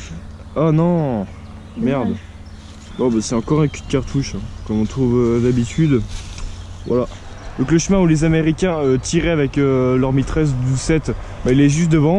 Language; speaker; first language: French; native; French